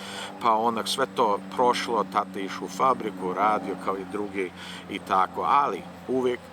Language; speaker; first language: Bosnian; early bilingual, heritage; Serbian